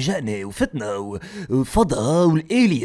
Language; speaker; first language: Arabic; native; Arabic